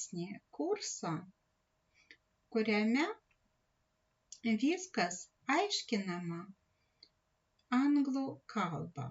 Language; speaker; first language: Lithuanian; non-native, learner; Russian